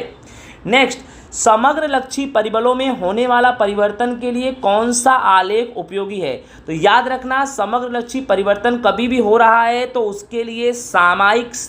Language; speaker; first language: Hindi; non-native, local second language; Gujarati